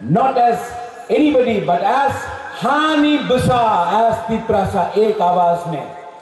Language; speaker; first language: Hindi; non-native, local second language; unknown